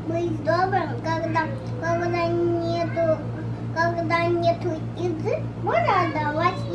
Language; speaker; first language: Russian; early bilingual, heritage; Russian